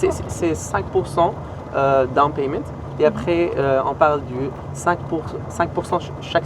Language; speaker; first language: French; non-native, learner; Arabic